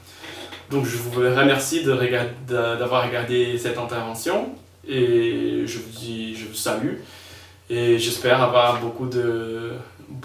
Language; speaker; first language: French; non-native, fluent; Spanish